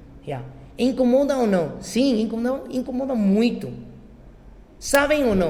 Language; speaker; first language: Portuguese; non-native, fluent; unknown